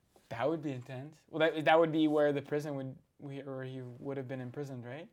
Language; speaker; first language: English; native; English